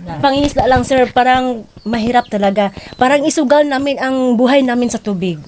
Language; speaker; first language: Filipino; non-native, local second language; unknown